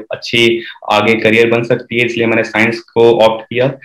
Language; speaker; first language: Hindi; native; Hindi